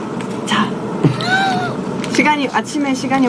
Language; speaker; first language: Korean; non-native, fluent; Russian